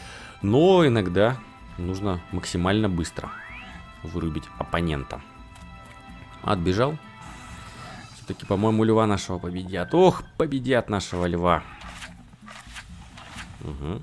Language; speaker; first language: Russian; native; Russian